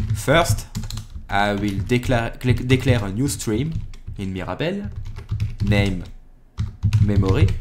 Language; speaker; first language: English; non-native, fluent; French